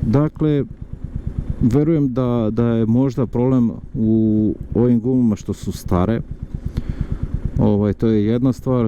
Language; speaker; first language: Serbian; native; Serbian